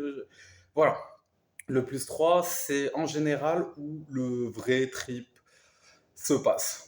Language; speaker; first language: French; native; French